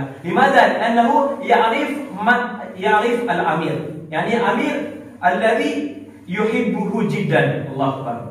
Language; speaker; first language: Arabic; non-native, learner; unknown